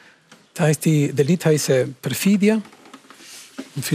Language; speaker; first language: German; non-native, learner; Spanish